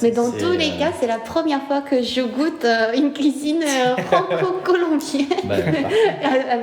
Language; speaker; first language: French; non-native, learner; Korean